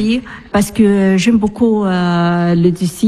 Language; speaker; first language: French; non-native, learner; Arabic